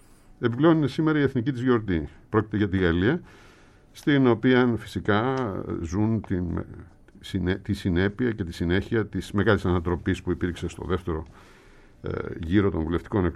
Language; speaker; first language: Greek; native; Greek